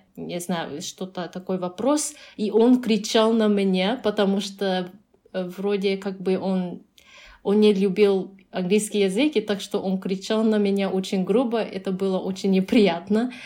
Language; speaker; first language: Russian; non-native, fluent; Japanese